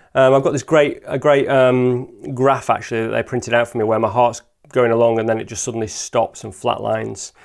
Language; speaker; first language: English; native; English